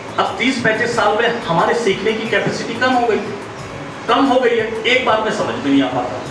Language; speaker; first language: Hindi; native; Hindi